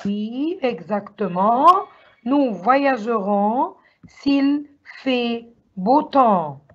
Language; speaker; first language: French; non-native, learner; Arabic